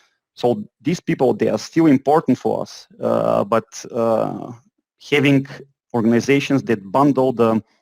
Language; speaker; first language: English; non-native, fluent; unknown